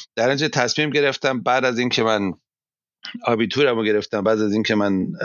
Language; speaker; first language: Persian; native; Persian